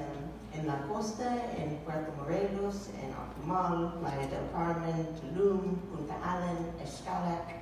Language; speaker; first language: Spanish; non-native, learner; English